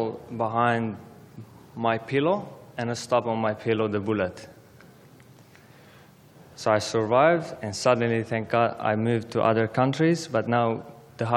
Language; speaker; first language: English; non-native, learner; Armenian